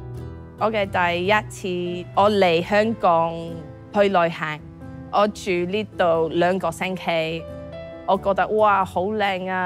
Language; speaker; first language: Cantonese; non-native, learner; English